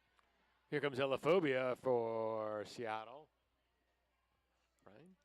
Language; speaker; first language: English; native; English